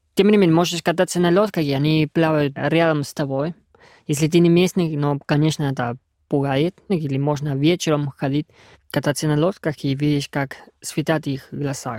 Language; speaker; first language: Russian; non-native, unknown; Spanish